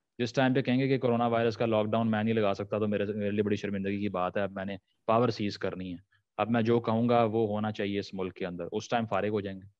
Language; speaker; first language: Urdu; native; Urdu